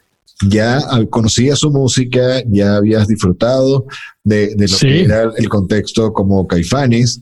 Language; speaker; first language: Spanish; native; Spanish